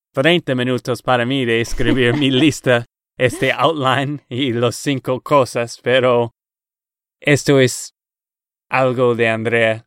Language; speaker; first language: Spanish; non-native, learner; English